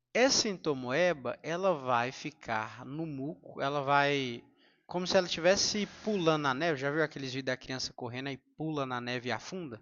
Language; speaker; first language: Portuguese; native; Portuguese